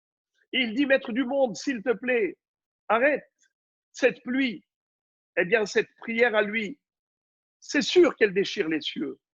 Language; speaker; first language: French; native; French